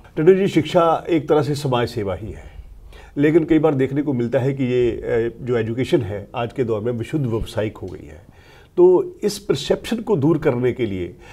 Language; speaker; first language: Hindi; native; Hindi